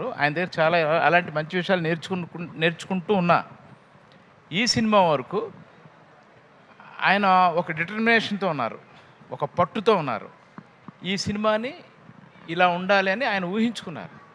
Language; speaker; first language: Telugu; native; Telugu